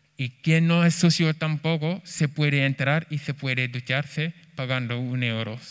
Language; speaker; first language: Spanish; non-native, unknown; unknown